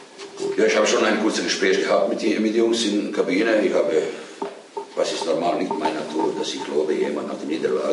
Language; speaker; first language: German; non-native, fluent; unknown